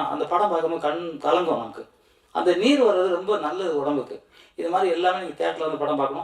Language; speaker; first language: Tamil; native; Tamil